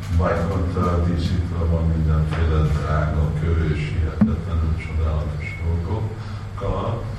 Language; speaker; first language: Hungarian; non-native, learner; Russian